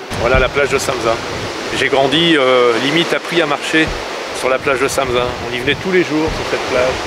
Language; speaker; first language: French; native; French